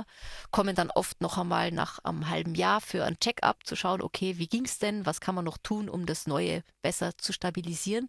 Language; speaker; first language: German; native; German